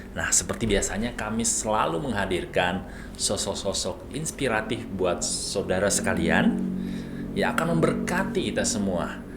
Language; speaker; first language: Indonesian; native; Indonesian